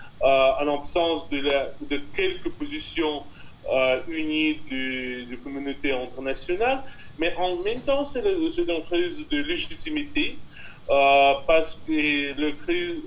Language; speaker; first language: French; non-native, fluent; Russian